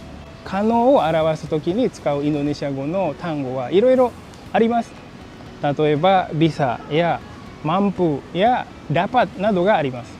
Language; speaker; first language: Japanese; non-native, fluent; Indonesian